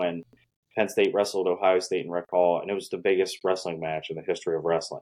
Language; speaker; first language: English; native; English